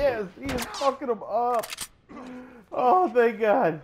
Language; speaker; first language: English; native; English